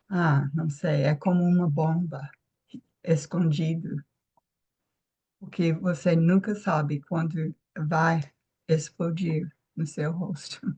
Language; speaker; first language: Portuguese; non-native, fluent; English